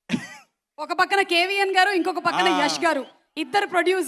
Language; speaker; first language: Telugu; native; Telugu